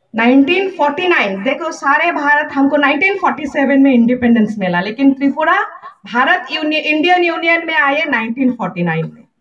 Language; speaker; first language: Hindi; non-native, local second language; Bodo